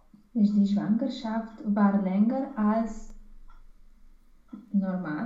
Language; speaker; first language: German; non-native, learner; Romanian